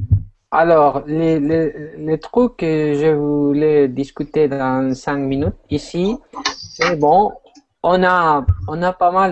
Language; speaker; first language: French; non-native, fluent; Spanish